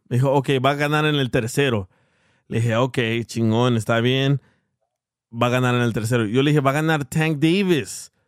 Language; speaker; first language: Spanish; early bilingual, heritage; Spanish